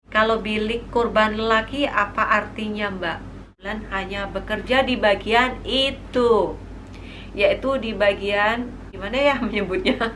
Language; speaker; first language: Indonesian; native; Indonesian